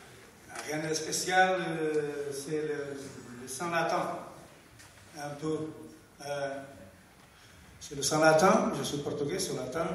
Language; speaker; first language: French; non-native, learner; Portuguese